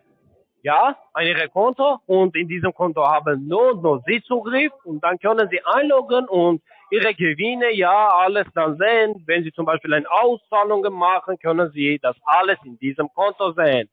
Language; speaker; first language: German; non-native, learner; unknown